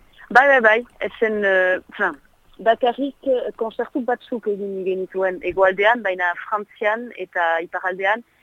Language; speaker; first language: Basque; non-native, local second language; French